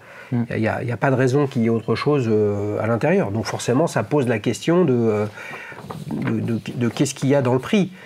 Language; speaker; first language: French; native; French